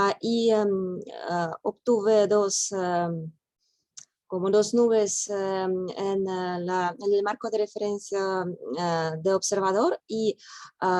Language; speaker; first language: Spanish; non-native, fluent; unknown